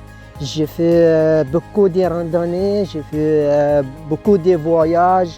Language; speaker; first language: French; non-native, local second language; Arabic